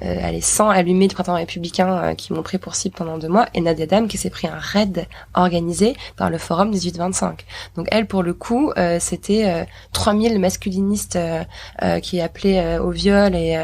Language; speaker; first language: French; native; French